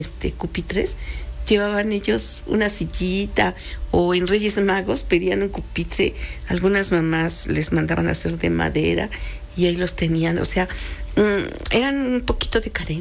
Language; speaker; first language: Spanish; native; Spanish